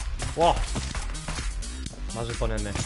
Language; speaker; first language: Korean; non-native, fluent; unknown